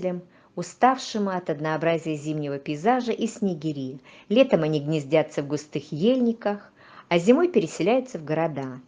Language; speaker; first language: Russian; native; Russian